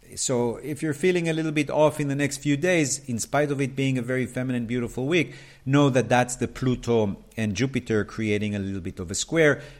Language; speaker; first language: English; non-native, fluent; Hebrew